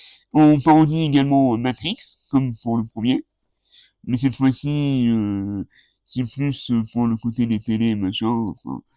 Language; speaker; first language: French; native; French